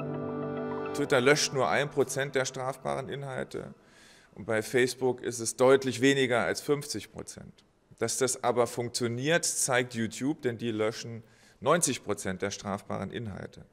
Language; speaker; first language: German; native; German